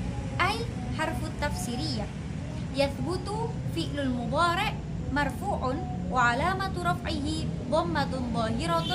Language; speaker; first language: Arabic; non-native, learner; Indonesian